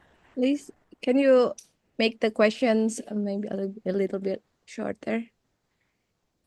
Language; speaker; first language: English; non-native, fluent; Indonesian